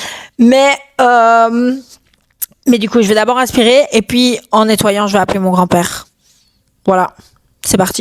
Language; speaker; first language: French; native; French